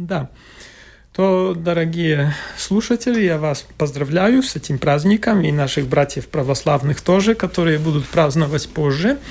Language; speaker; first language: Russian; non-native, local second language; Latvian